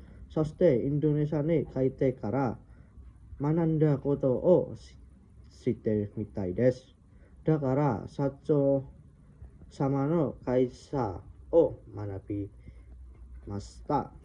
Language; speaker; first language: Japanese; non-native, learner; Indonesian